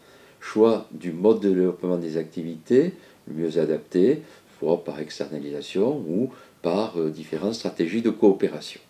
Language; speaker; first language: French; native; French